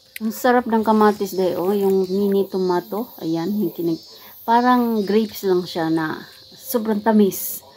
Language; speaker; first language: Filipino; non-native, local second language; Cebuano